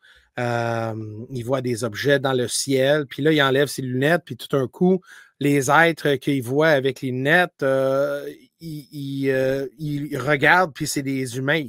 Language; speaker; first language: French; native; French